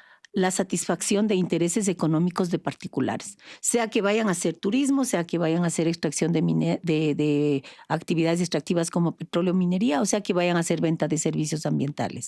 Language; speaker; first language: Spanish; native; Spanish